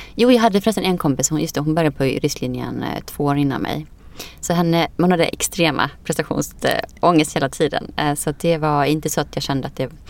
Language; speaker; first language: Swedish; early bilingual, other home language; Icelandic